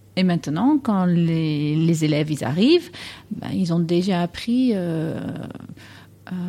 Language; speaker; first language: French; non-native, fluent; Dutch